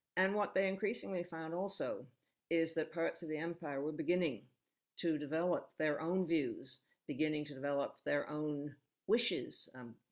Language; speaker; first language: English; native; English